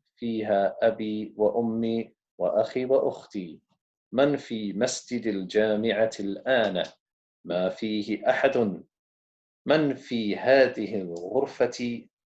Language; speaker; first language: Arabic; non-native, fluent; English